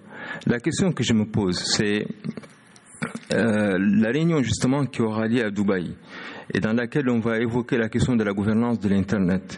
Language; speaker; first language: French; non-native, local second language; Arabic